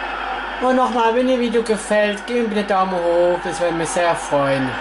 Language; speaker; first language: German; non-native, fluent; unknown